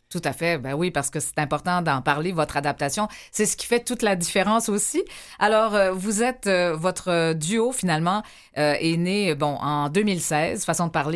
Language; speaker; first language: French; native; French